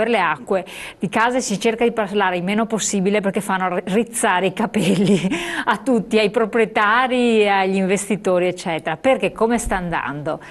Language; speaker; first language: Italian; native; Italian